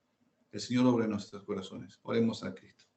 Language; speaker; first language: Spanish; native; Spanish